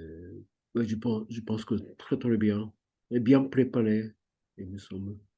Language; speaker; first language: French; non-native, fluent; Japanese